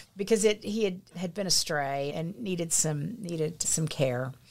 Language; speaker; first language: English; native; English